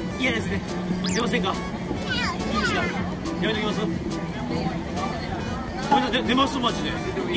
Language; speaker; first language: Japanese; native; Japanese